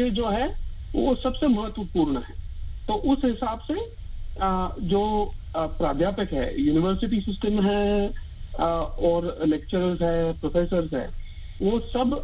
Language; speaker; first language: Hindi; non-native, local second language; Marathi